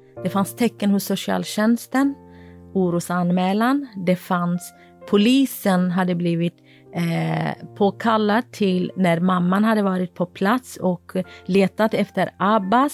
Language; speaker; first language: Swedish; non-native, fluent; Kurdish